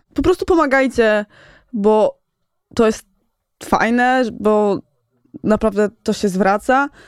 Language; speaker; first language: Polish; native; Polish